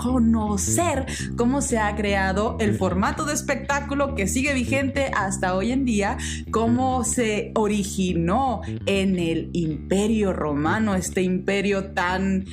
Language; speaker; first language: Spanish; native; Spanish